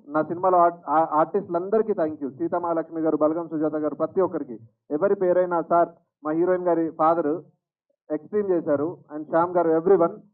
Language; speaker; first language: Telugu; native; Telugu